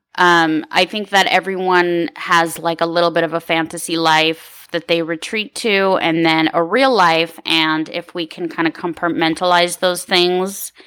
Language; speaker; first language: English; early bilingual, other home language; Ukrainian